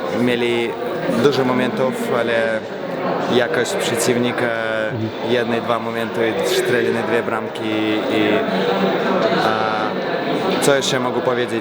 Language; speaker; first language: Polish; non-native, learner; Belarusian